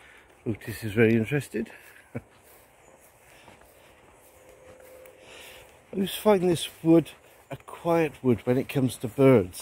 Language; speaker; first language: English; native; English